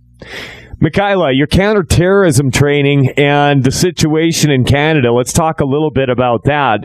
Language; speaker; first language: English; native; English